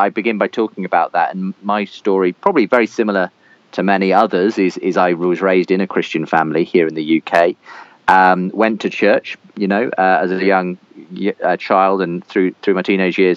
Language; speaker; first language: English; native; English